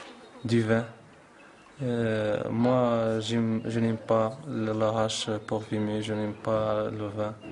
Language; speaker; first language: French; non-native, local second language; Arabic